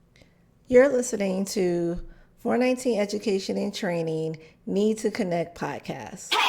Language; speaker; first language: English; native; English